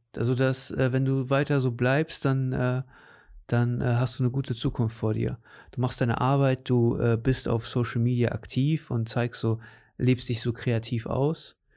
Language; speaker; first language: German; native; German